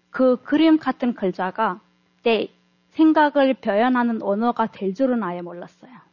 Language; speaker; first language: Korean; non-native, fluent; Turkmen